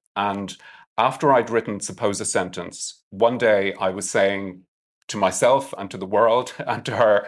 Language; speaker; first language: English; native; English